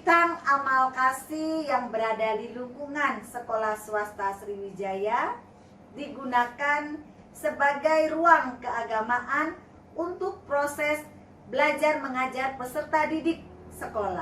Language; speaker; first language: Indonesian; native; Indonesian